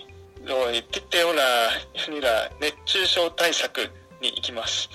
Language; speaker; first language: Vietnamese; non-native, fluent; Japanese